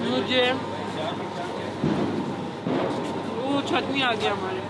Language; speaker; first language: Hindi; non-native, learner; Turkish